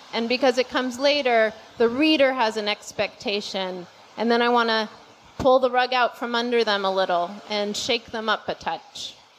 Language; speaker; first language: English; native; English